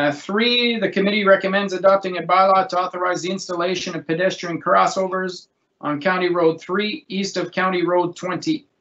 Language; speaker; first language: English; non-native, local second language; French